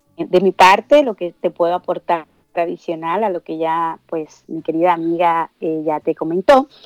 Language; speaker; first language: Spanish; native; Spanish